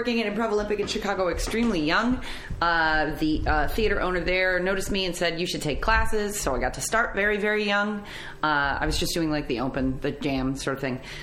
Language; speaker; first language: English; native; English